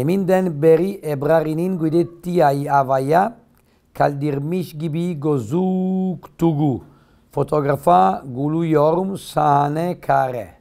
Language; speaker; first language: Turkish; non-native, learner; Italian